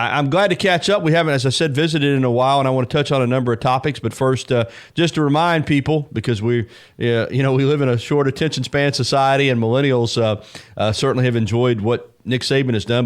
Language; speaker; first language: English; native; English